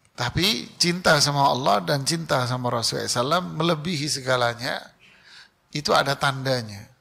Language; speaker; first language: Indonesian; native; Indonesian